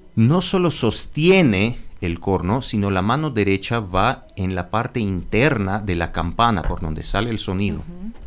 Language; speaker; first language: Spanish; early bilingual, other home language; Armenian